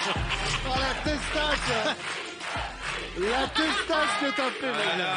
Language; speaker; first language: French; native; French